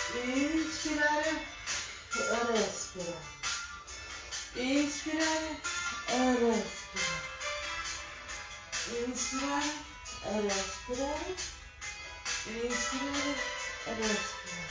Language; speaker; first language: Italian; non-native, learner; Russian